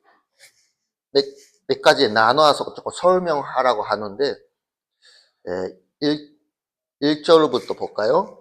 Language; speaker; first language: Korean; early bilingual, heritage; Korean